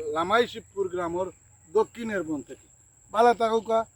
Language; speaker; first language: Bangla; non-native, local second language; Sylheti